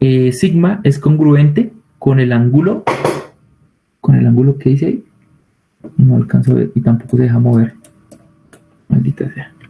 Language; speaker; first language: Spanish; native; Spanish